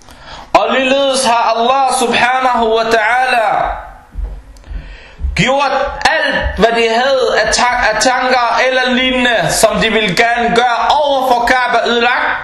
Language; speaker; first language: Danish; early bilingual, other home language; Arabic